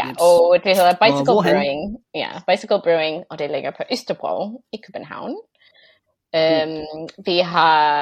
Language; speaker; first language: Danish; non-native, fluent; English